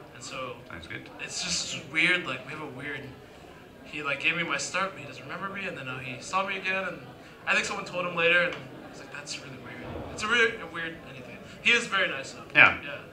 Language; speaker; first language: English; native; English